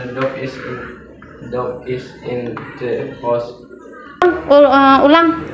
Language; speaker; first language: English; non-native, learner; Indonesian